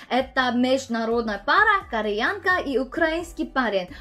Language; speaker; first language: Russian; non-native, learner; Korean